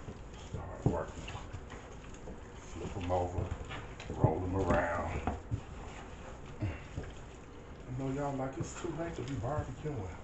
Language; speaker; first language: English; native; English